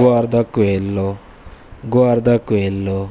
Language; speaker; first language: Italian; non-native, fluent; Urdu